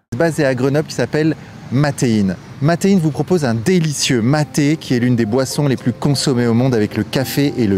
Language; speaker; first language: French; native; French